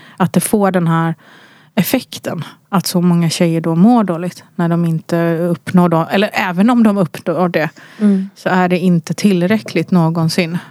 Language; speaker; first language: Swedish; early bilingual, other home language; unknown